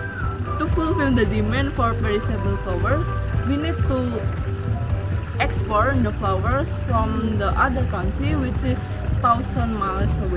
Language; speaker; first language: English; non-native, learner; Indonesian